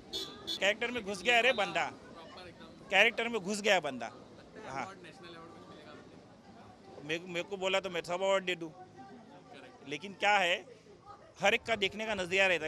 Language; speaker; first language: Hindi; native; Hindi